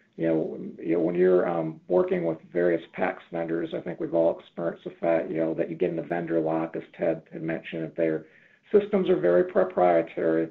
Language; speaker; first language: English; native; English